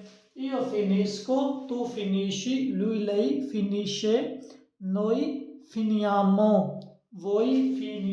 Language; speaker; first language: Italian; non-native, fluent; Hindi